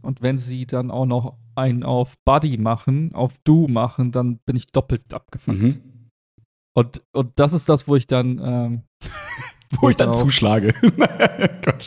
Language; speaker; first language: German; native; German